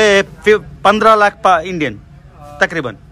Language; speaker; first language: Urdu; non-native, local second language; Telugu